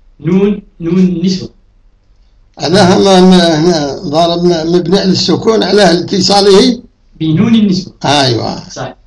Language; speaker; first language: Arabic; native; Arabic